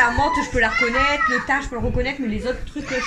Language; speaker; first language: French; native; French